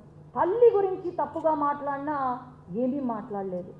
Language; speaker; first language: Telugu; native; Telugu